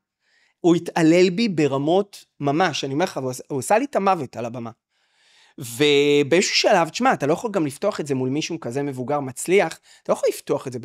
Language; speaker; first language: Hebrew; native; Hebrew